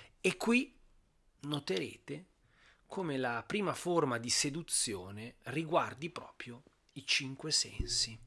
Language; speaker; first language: Italian; native; Italian